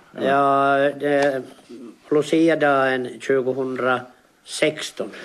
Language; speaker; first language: Swedish; native; Swedish